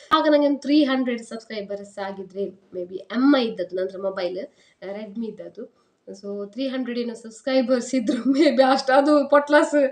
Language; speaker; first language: Kannada; non-native, local second language; Tulu